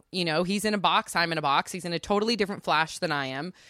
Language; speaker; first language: English; native; English